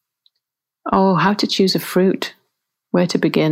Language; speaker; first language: English; native; English